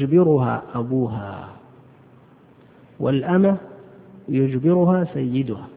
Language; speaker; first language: Arabic; native; Arabic